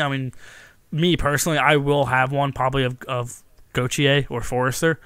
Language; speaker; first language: English; native; English